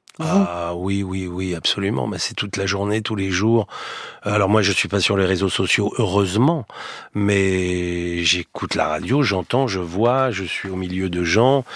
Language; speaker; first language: French; native; French